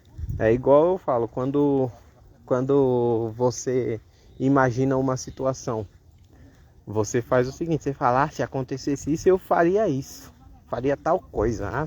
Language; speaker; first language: Portuguese; native; Portuguese